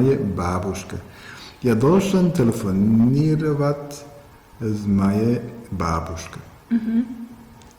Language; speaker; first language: Russian; non-native, learner; German